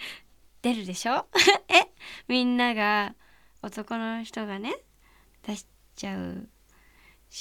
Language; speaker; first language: Japanese; native; Japanese